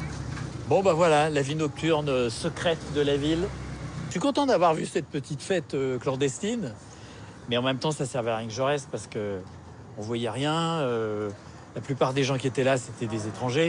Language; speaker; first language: French; native; French